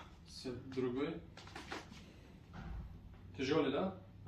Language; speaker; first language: Russian; non-native, learner; Tajik